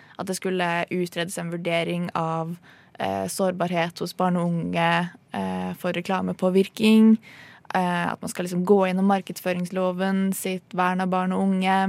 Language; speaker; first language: Norwegian; native; Norwegian